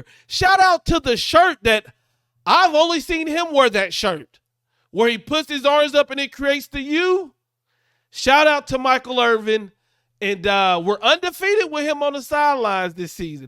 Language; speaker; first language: English; native; English